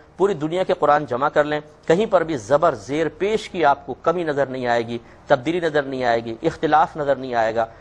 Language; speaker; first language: Urdu; native; Urdu